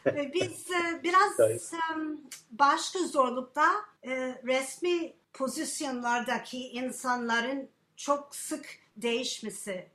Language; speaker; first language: Turkish; non-native, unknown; English